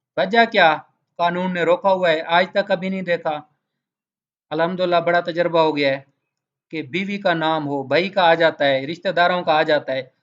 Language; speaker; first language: Urdu; native; Urdu